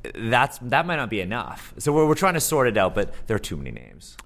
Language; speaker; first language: English; native; English